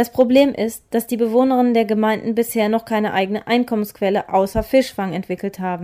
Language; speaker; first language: German; native; German